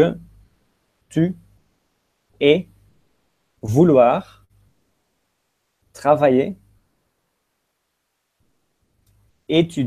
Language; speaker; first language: French; non-native, fluent; Dutch